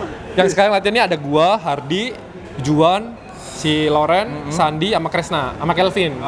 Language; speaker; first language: Indonesian; native; Indonesian